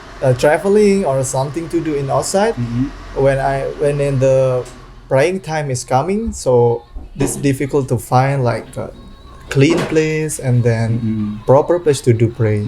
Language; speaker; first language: English; non-native, learner; Indonesian